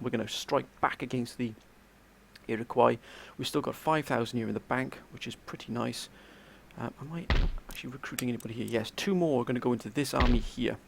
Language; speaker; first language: English; native; English